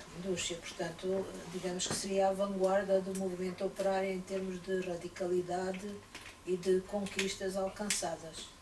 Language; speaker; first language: Portuguese; native; Portuguese